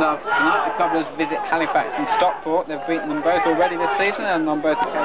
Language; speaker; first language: English; native; English